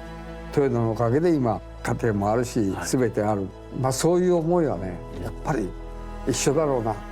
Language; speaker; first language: Japanese; native; Japanese